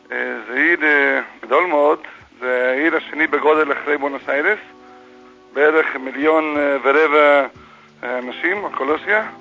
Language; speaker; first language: Hebrew; non-native, fluent; English